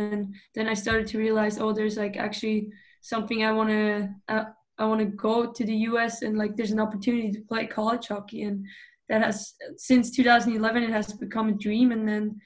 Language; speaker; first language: English; non-native, fluent; Swiss German